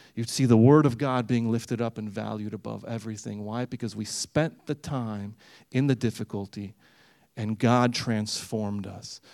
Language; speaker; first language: English; early bilingual, other home language; Romanian